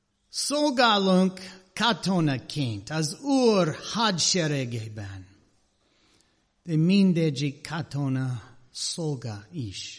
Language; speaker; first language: Hungarian; non-native, learner; English